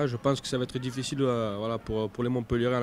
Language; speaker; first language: French; native; French